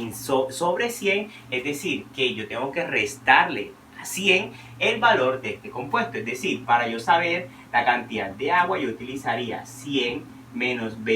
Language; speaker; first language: Spanish; native; Spanish